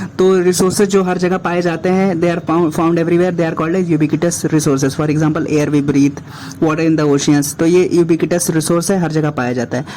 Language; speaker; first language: Hindi; native; Hindi